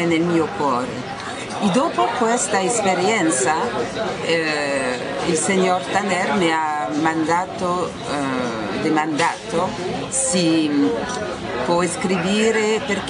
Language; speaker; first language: Italian; non-native, learner; French